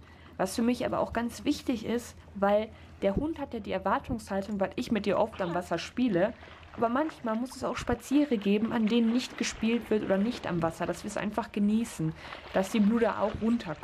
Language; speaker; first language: German; native; German